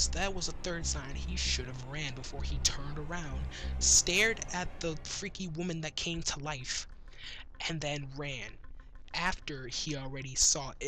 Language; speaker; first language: English; native; English